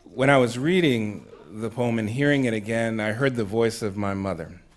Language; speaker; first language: English; native; English